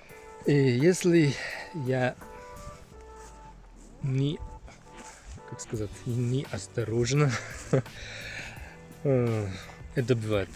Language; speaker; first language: Russian; non-native, learner; Finnish